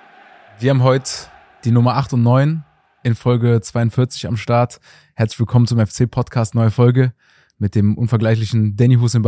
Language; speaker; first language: German; native; German